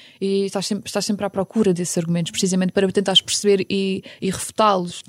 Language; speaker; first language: Portuguese; early bilingual, other home language; Ukrainian